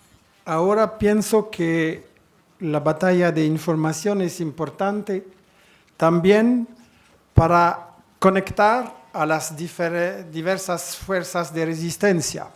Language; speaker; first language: Spanish; non-native, fluent; French